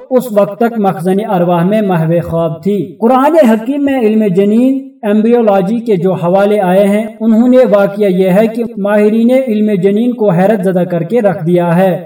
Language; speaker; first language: Urdu; native; Urdu